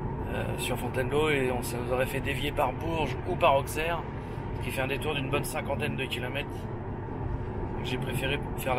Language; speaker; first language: French; native; French